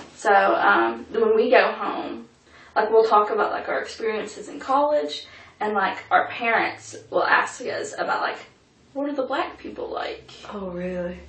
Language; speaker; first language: English; native; English